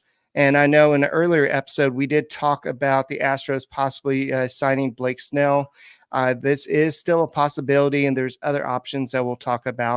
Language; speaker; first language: English; native; English